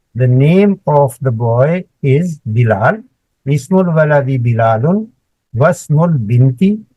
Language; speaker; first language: English; non-native, local second language; Urdu